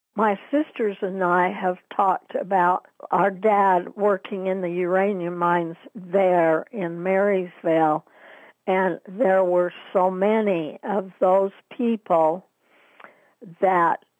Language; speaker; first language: English; native; English